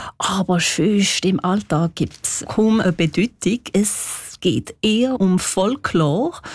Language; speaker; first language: German; non-native, local second language; French